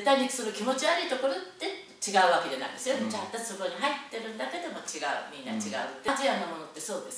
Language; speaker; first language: Japanese; native; Japanese